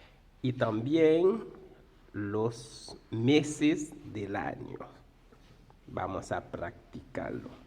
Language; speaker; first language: Spanish; non-native, fluent; Haitian Creole